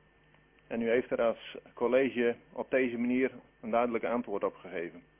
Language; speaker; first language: Dutch; native; Dutch